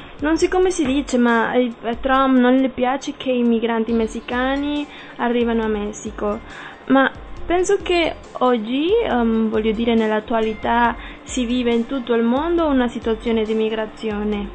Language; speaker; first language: Italian; non-native, learner; Spanish